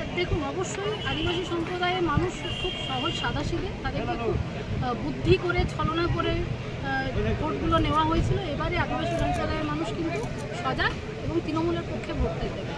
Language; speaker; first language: Bangla; non-native, local second language; Santali